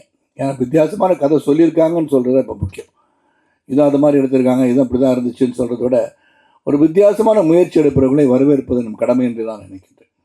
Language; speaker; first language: Tamil; native; Tamil